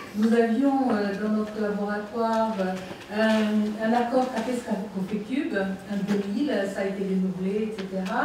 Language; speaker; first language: French; non-native, fluent; Portuguese